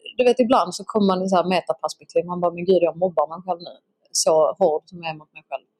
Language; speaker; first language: Swedish; native; Swedish